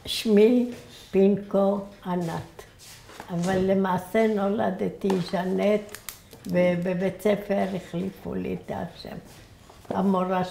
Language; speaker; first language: Hebrew; early bilingual, other home language; Arabic